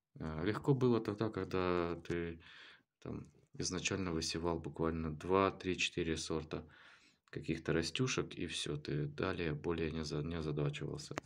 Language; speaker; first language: Russian; native; Russian